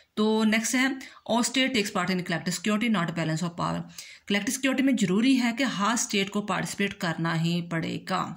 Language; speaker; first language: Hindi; non-native, local second language; Punjabi